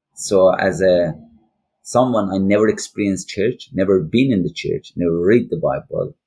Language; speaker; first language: English; non-native, learner; Persian